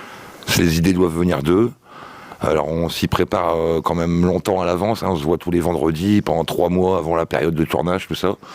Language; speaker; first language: French; native; French